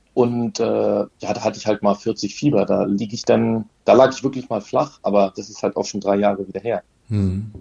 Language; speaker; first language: German; native; German